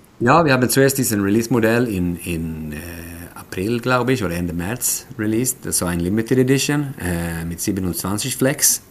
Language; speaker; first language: German; non-native, fluent; Swedish